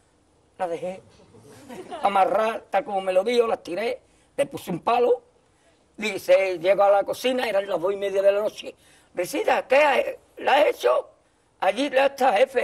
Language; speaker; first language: Spanish; native; Spanish